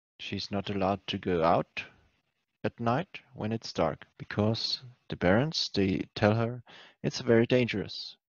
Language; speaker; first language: English; non-native, fluent; German